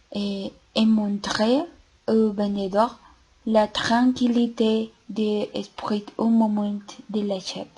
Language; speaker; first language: French; non-native, learner; Spanish